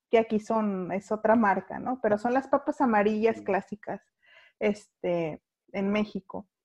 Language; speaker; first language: Spanish; native; Spanish